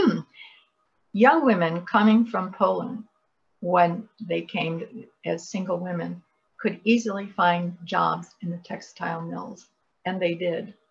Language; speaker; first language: English; native; English